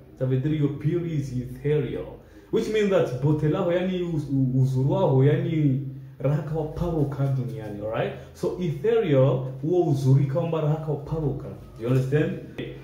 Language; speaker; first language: English; non-native, fluent; Lingala